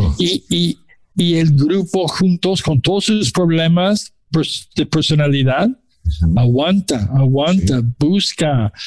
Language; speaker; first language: Spanish; non-native, learner; English